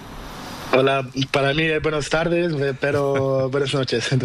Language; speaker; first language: Spanish; non-native, learner; Portuguese